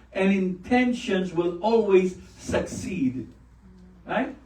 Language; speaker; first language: English; non-native, local second language; Filipino